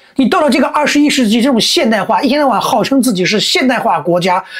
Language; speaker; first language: Chinese; native; Chinese